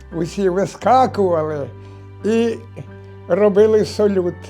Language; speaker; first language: Ukrainian; native; Ukrainian